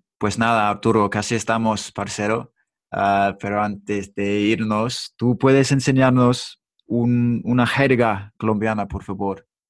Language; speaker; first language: Spanish; non-native, fluent; English